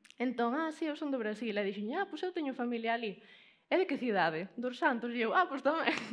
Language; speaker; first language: Galician; native; Galician